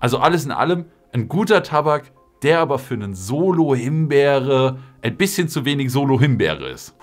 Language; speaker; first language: German; native; German